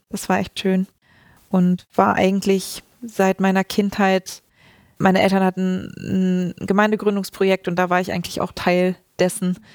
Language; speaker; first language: German; native; German